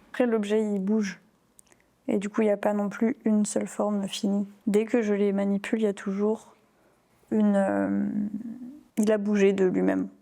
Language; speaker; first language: French; native; French